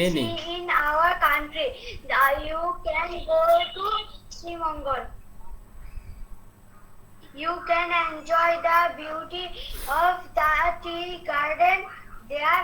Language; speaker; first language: English; non-native, learner; Bangla